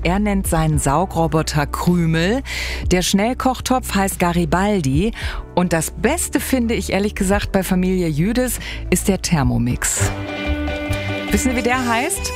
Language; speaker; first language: German; native; German